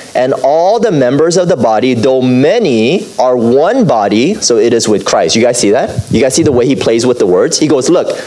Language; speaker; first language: English; native; English